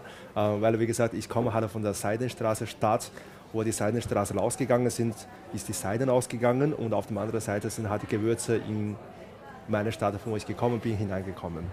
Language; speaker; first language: German; non-native, fluent; Chinese